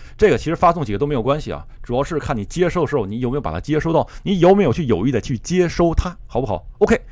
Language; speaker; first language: Chinese; native; Chinese